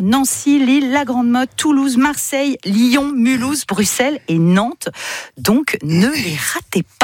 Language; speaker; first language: French; native; French